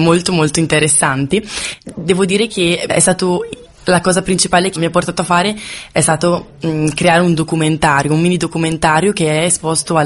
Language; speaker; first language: Italian; native; Italian